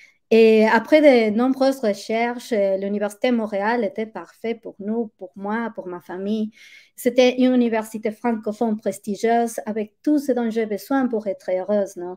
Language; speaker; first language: French; non-native, fluent; Spanish